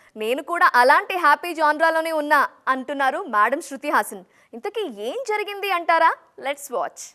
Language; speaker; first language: Telugu; native; Telugu